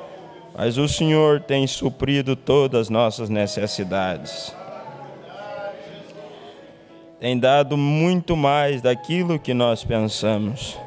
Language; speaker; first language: Portuguese; native; Portuguese